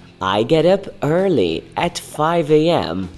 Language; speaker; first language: English; non-native, fluent; Portuguese